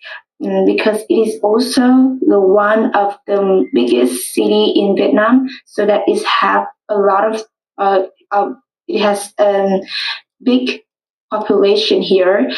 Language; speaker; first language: English; non-native, learner; Vietnamese